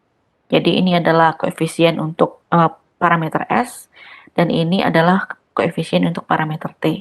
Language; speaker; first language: Indonesian; native; Indonesian